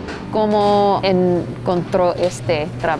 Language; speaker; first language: Spanish; non-native, learner; English